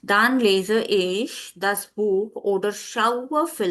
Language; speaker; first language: German; non-native, fluent; Hindi